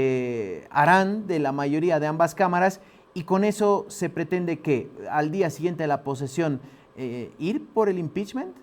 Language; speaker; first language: Spanish; native; Spanish